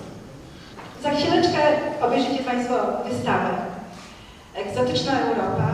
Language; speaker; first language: Polish; native; Polish